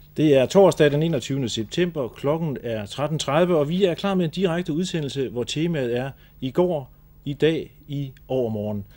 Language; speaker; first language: Danish; native; Danish